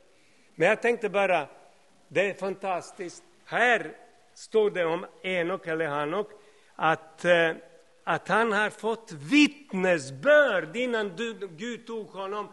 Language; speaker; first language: Swedish; non-native, fluent; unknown